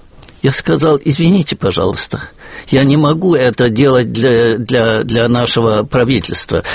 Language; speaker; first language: Russian; non-native, fluent; German